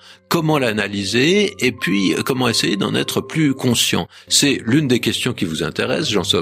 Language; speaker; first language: French; native; French